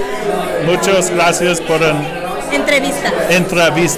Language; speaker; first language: Spanish; non-native, learner; English